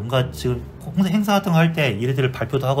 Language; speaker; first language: Korean; native; Korean